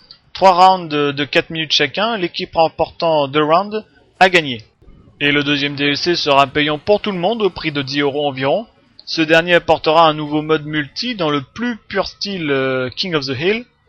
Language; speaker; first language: French; native; French